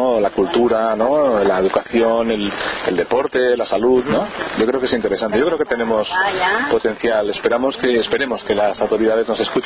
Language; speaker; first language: Spanish; native; Spanish